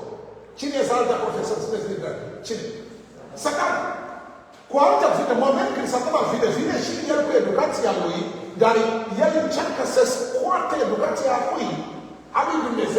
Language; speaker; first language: Romanian; non-native, learner; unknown